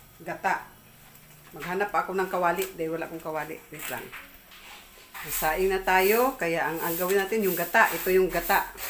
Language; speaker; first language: Filipino; non-native, local second language; Cebuano